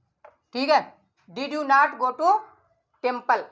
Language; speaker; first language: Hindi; native; Hindi